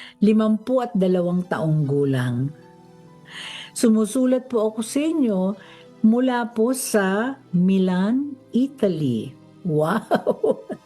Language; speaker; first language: Filipino; native; Filipino